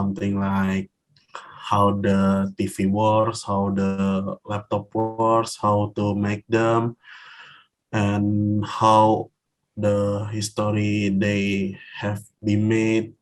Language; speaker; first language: English; non-native, learner; Indonesian